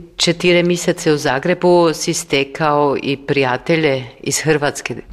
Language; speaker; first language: Croatian; native; Croatian